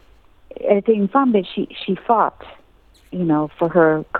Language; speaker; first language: French; non-native, learner; English